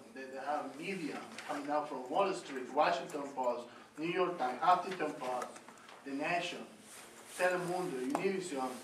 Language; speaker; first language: English; non-native, learner; Spanish